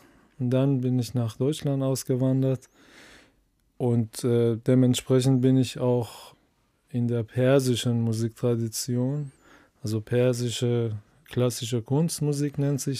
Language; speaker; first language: German; non-native, fluent; Persian